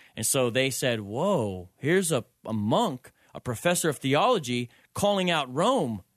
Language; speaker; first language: English; native; English